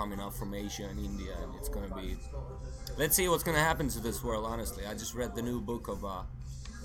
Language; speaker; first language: English; non-native, fluent; Swedish